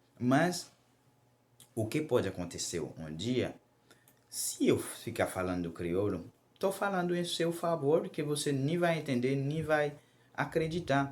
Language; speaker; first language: Portuguese; non-native, local second language; Haitian Creole